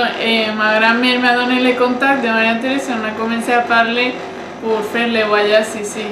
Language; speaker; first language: French; non-native, learner; Spanish